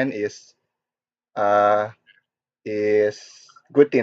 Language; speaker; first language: English; non-native, learner; Korean